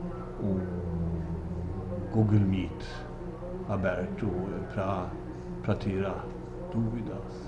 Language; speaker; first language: Portuguese; non-native, learner; Swedish